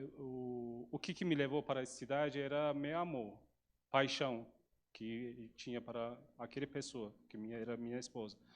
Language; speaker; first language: Portuguese; non-native, fluent; Turkish